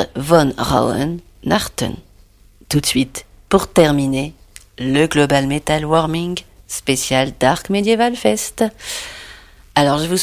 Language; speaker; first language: French; native; French